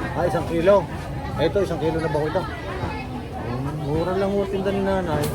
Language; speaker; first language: Filipino; native; Filipino